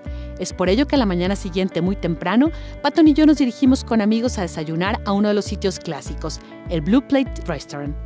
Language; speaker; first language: Spanish; native; Spanish